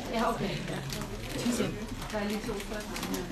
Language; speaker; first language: Danish; non-native, fluent; Chinese